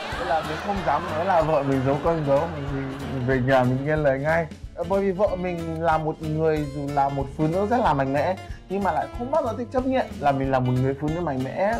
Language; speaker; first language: Vietnamese; non-native, fluent; Yoruba